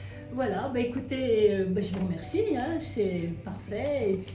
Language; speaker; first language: French; native; French